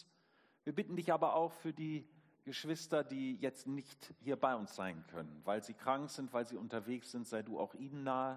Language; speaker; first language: German; native; German